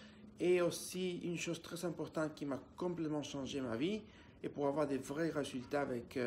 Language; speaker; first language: French; non-native, fluent; Spanish